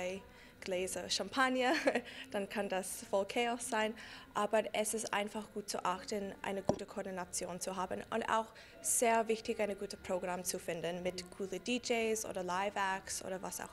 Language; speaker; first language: German; non-native, fluent; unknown